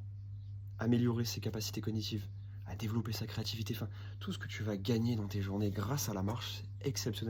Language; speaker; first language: French; native; French